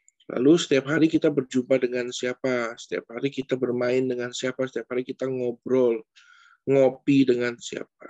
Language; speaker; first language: Indonesian; native; Indonesian